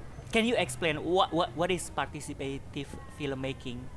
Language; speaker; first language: English; non-native, fluent; Indonesian